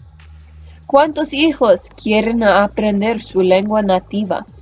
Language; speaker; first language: Spanish; non-native, learner; English